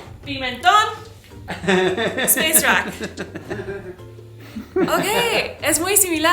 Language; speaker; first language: Spanish; non-native, learner; English